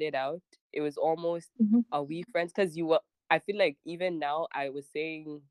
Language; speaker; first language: English; non-native, local second language; Hausa